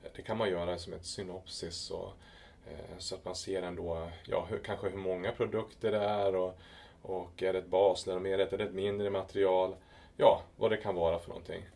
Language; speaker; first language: Swedish; native; Swedish